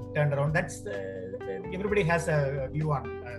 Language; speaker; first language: English; non-native, local second language; Tamil